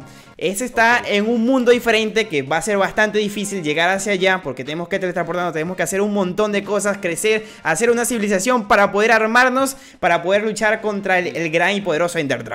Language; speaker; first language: Spanish; native; Spanish